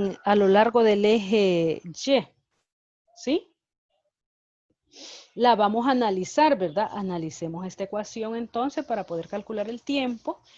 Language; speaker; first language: Spanish; native; Spanish